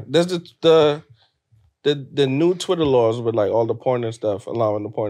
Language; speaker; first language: English; native; English